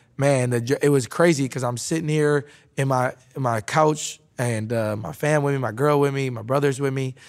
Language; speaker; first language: English; native; English